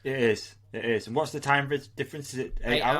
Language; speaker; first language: English; native; English